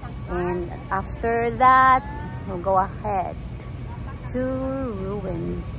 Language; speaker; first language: English; non-native, local second language; Filipino